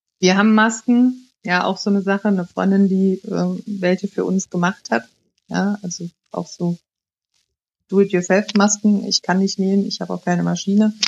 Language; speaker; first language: German; early bilingual, other home language; Italian